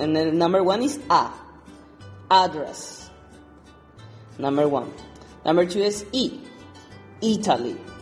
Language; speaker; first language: English; non-native, fluent; Spanish